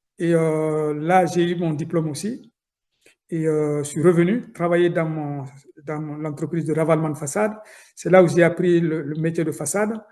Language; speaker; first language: French; non-native, local second language; Soninke